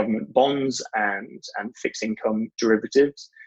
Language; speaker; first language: English; native; English